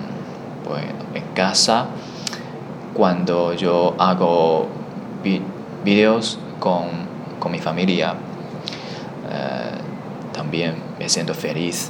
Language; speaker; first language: Spanish; non-native, learner; Chinese